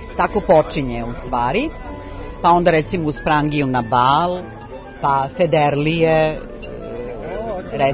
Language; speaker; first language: Serbian; native; Serbian